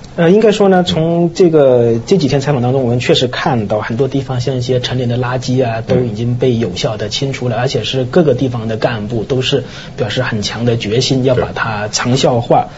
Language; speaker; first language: Chinese; native; Chinese